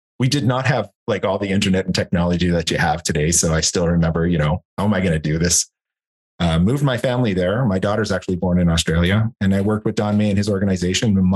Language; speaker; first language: English; native; English